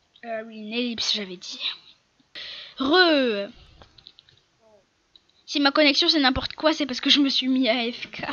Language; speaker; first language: French; native; French